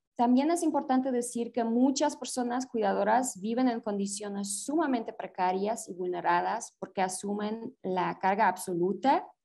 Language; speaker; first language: Spanish; non-native, fluent; German